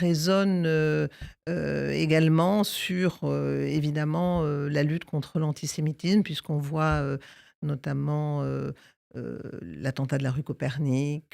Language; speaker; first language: French; native; French